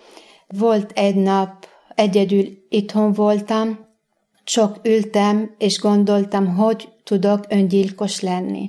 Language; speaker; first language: Hungarian; non-native, fluent; Arabic